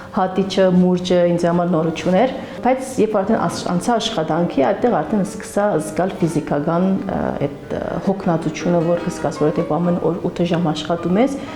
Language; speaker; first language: Armenian; early bilingual, heritage; Armenian